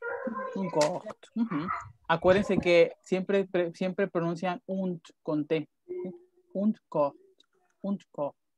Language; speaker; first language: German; non-native, fluent; Spanish